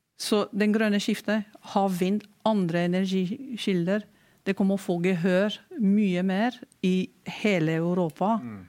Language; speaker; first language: Norwegian; non-native, fluent; Romanian